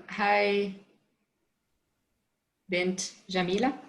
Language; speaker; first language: Arabic; non-native, learner; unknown